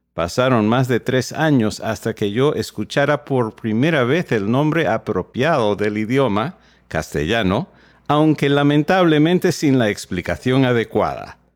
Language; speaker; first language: Spanish; non-native, fluent; English